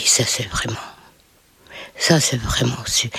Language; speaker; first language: French; non-native, fluent; Hungarian